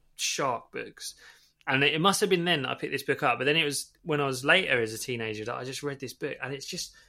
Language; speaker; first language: English; native; English